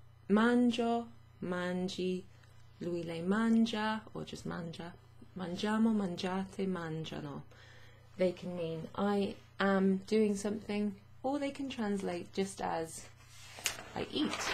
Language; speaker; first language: English; native; English